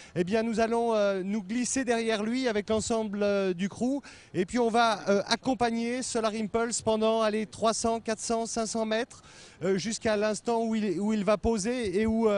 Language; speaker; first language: French; native; French